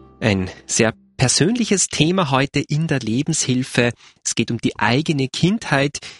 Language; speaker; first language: German; native; German